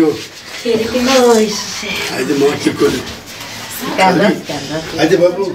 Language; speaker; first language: Bulgarian; non-native, local second language; Romany